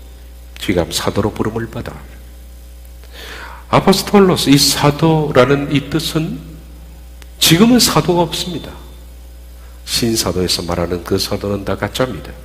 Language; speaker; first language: Korean; native; Korean